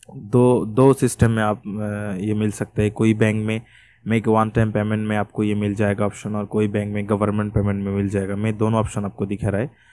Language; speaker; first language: Hindi; non-native, fluent; Bangla